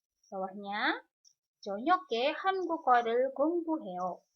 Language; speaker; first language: Korean; non-native, fluent; Indonesian